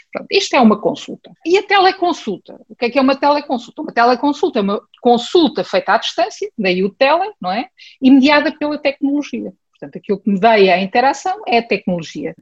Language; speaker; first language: Portuguese; early bilingual, heritage; Portuguese